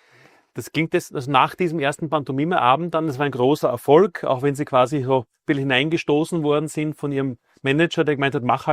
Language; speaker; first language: German; native; German